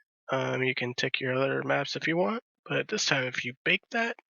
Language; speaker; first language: English; native; English